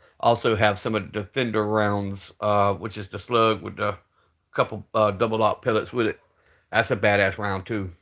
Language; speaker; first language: English; native; English